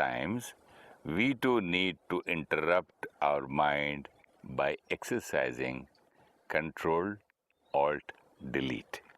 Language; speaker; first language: English; non-native, local second language; Hindi